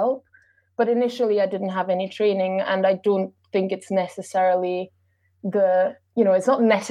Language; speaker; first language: English; non-native, fluent; German